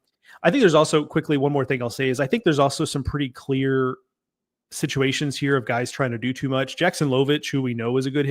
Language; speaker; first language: English; native; English